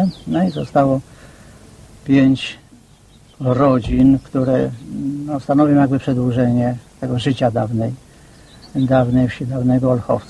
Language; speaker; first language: Polish; native; Polish